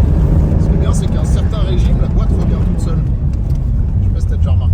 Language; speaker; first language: French; native; French